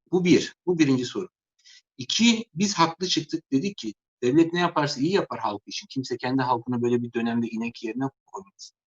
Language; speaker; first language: Turkish; native; Turkish